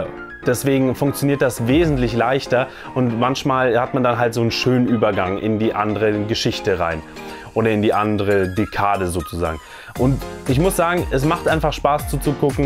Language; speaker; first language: German; native; German